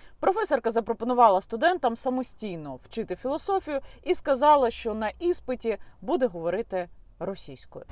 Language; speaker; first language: Ukrainian; non-native, local second language; Russian